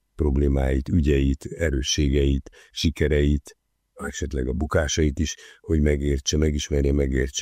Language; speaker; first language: Hungarian; native; Hungarian